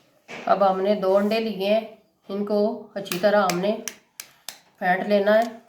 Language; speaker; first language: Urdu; non-native, local second language; Punjabi